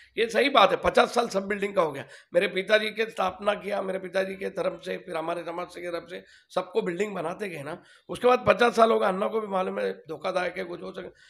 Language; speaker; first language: Hindi; non-native, local second language; Telugu